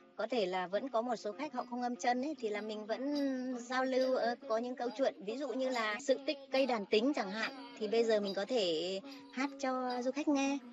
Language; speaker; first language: Vietnamese; non-native, local second language; Tày